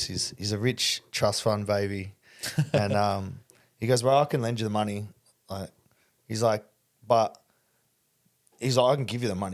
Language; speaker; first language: English; native; English